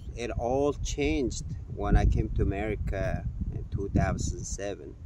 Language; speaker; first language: English; non-native, fluent; Mongolian